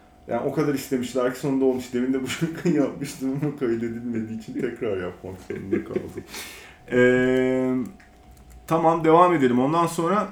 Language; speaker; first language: Turkish; native; Turkish